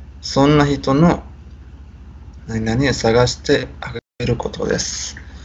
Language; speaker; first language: Japanese; non-native, fluent; Spanish